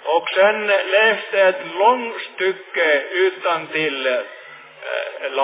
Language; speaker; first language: Swedish; non-native, fluent; Finnish